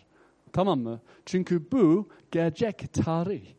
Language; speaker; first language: Turkish; non-native, fluent; English